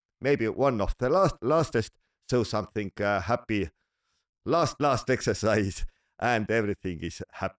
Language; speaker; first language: English; non-native, learner; Estonian